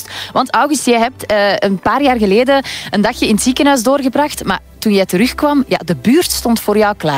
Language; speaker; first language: Dutch; native; Dutch